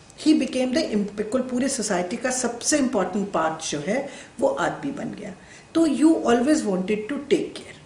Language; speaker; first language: Hindi; native; Hindi